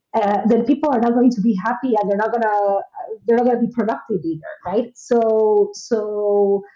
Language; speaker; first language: English; non-native, fluent; Spanish